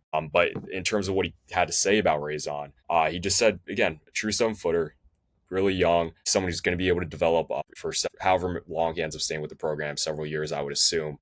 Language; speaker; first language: English; native; English